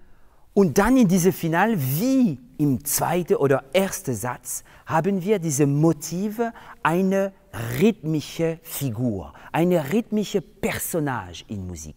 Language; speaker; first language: German; non-native, fluent; French